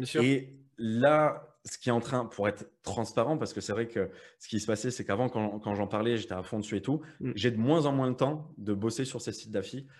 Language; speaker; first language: French; native; French